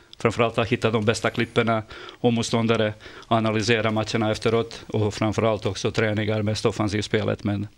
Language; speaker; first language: Swedish; non-native, fluent; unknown